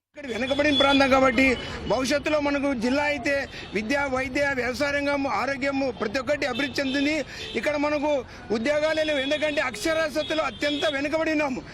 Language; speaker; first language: Telugu; native; Telugu